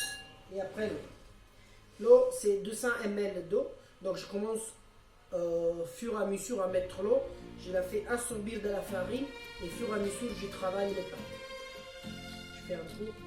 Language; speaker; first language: French; non-native, fluent; Italian